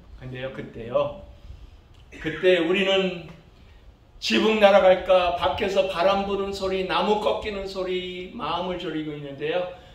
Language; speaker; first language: Korean; early bilingual, other home language; English